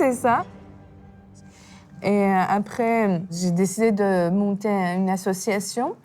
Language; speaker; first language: French; non-native, fluent; Persian